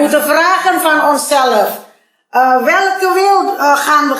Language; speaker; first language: Dutch; non-native, learner; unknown